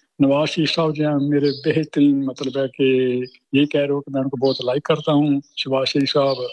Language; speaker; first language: Urdu; non-native, local second language; Punjabi